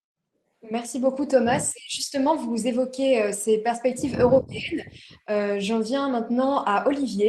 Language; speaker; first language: French; native; French